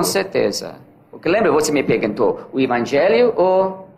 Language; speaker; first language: Portuguese; non-native, learner; English